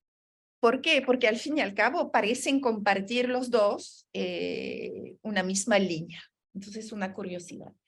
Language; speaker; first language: Spanish; non-native, fluent; French